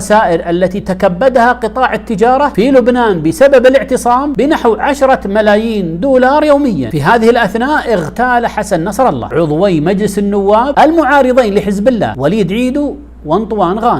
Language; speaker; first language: Arabic; native; Arabic